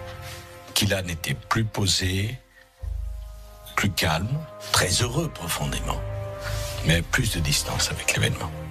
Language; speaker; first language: French; native; French